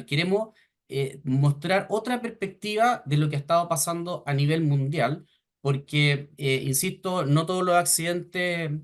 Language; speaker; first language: Spanish; native; Spanish